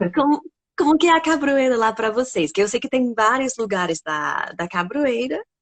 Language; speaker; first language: Portuguese; non-native, fluent; English